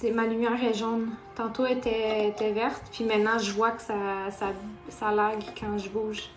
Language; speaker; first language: French; non-native, local second language; Portuguese